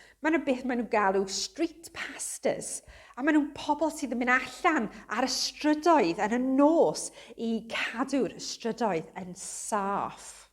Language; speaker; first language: Welsh; non-native, local second language; English